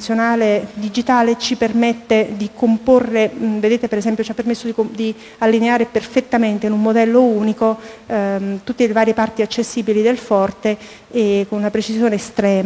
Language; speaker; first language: Italian; native; Italian